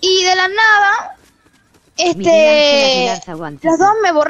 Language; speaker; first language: Spanish; native; Spanish